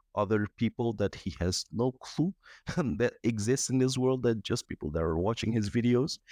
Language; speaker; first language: English; non-native, fluent; Spanish